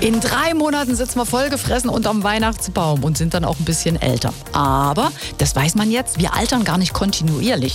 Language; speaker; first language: German; native; German